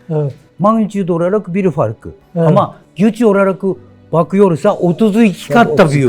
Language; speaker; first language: Turkish; non-native, learner; Japanese